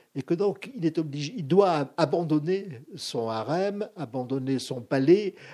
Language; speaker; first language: French; native; French